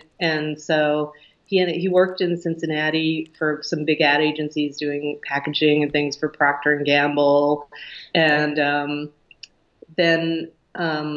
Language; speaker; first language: English; native; English